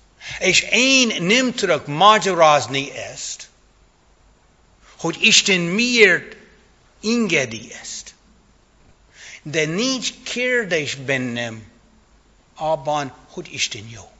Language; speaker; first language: Hungarian; non-native, fluent; English